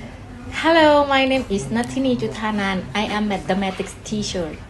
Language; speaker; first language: English; non-native, learner; Thai